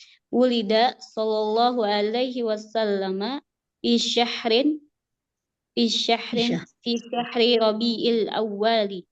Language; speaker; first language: Arabic; non-native, learner; Indonesian